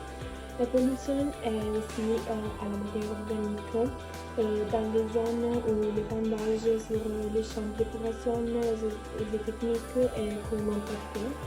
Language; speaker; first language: French; non-native, learner; Italian